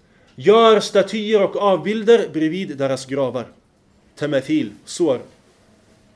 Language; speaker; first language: Swedish; non-native, fluent; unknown